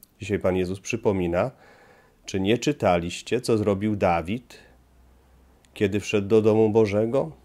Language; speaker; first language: Polish; native; Polish